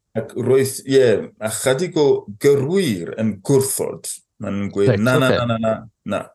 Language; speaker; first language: Welsh; non-native, fluent; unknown